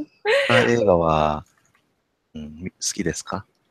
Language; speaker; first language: Japanese; non-native, learner; English